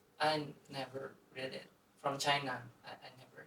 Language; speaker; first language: English; non-native, fluent; Indonesian